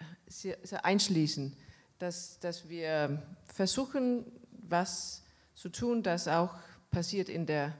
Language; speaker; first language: German; non-native, fluent; Danish